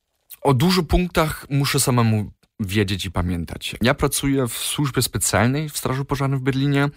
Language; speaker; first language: Polish; early bilingual, heritage; Polish